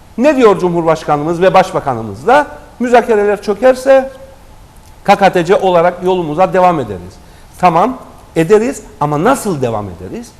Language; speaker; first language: Turkish; native; Turkish